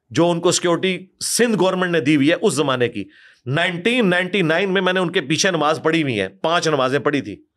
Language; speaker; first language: Urdu; non-native, local second language; Punjabi